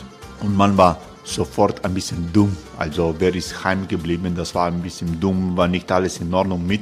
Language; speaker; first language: German; non-native, learner; Croatian